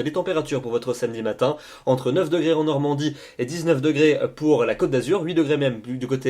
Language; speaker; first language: French; native; French